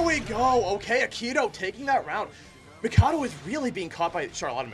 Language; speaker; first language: English; native; English